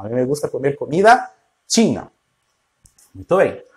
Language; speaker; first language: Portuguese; non-native, fluent; Spanish